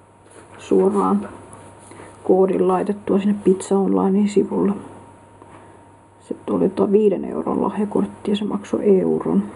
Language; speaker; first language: Finnish; native; Finnish